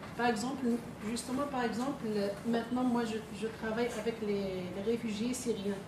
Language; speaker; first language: French; non-native, fluent; Filipino